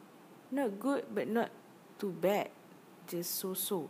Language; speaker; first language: English; non-native, learner; Malay